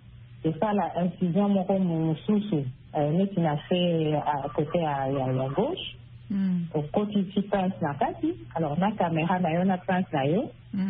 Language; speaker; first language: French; non-native, local second language; Lingala